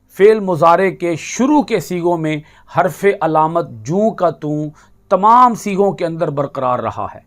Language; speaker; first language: Urdu; native; Urdu